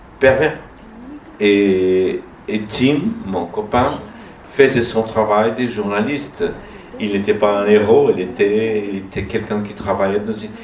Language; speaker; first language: French; non-native, fluent; Portuguese